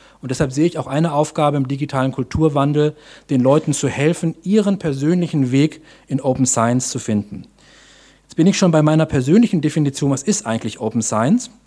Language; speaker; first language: German; native; German